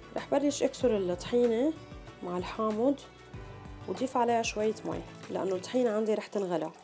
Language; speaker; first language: Arabic; native; Arabic